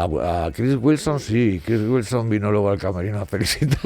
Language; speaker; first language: Spanish; native; Spanish